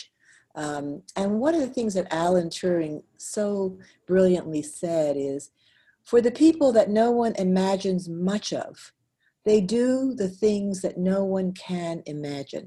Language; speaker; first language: English; native; English